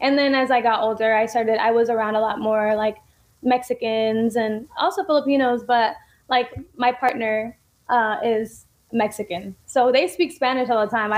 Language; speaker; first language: English; native; English